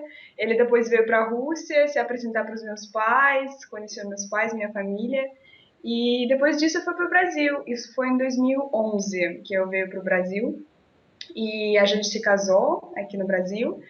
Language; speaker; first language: Portuguese; non-native, fluent; Russian